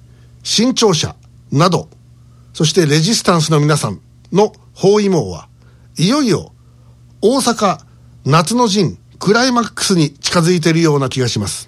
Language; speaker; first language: Japanese; native; Japanese